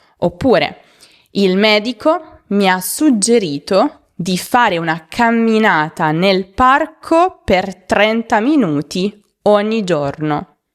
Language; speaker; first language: Italian; native; Italian